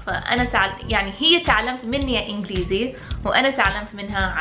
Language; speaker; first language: Arabic; early bilingual, heritage; English